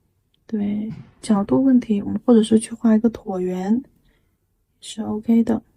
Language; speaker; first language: Chinese; native; Chinese